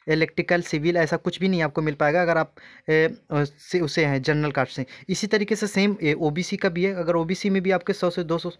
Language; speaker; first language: Hindi; native; Hindi